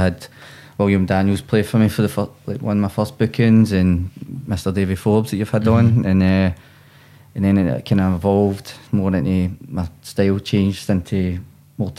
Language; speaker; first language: English; native; English